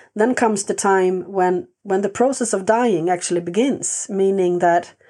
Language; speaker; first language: English; non-native, fluent; Swedish